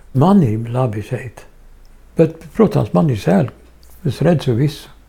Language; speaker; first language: Latvian; non-native, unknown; Swedish